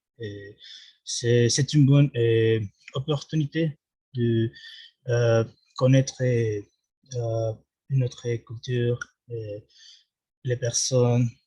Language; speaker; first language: French; non-native, learner; Spanish